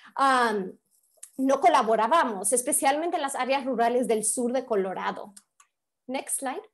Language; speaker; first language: Spanish; early bilingual, heritage; Spanish